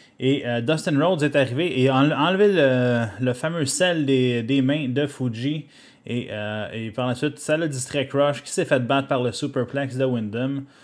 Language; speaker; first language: French; native; French